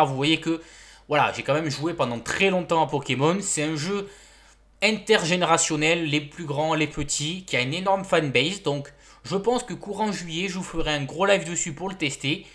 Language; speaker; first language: French; native; French